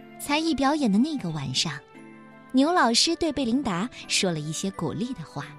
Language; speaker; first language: Chinese; native; Chinese